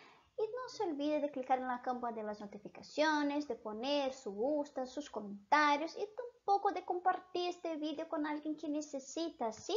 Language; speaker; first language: Spanish; non-native, fluent; Portuguese